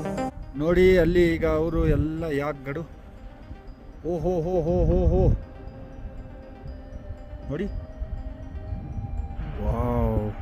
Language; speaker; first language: Kannada; non-native, local second language; Ladakhi